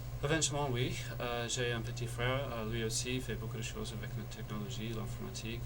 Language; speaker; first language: French; non-native, fluent; English